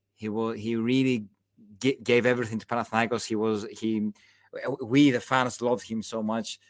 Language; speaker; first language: English; non-native, fluent; Greek